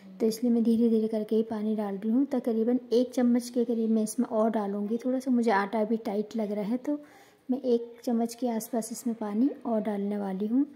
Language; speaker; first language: Hindi; native; Hindi